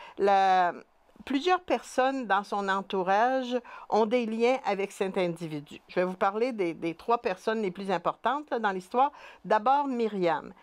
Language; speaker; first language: French; native; French